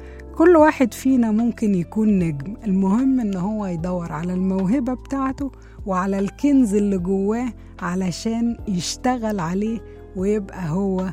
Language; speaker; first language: Arabic; native; Arabic